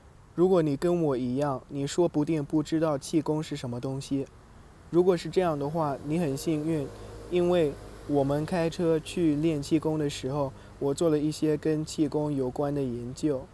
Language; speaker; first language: Chinese; non-native, learner; English